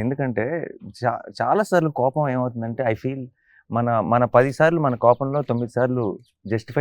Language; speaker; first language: Telugu; native; Telugu